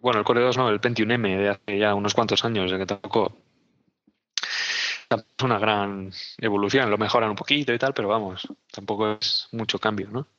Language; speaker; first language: Spanish; native; Spanish